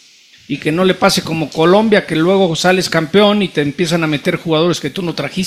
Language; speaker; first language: Spanish; native; Spanish